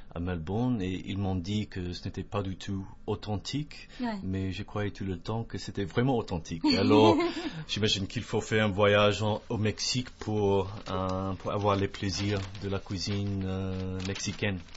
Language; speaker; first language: French; non-native, fluent; English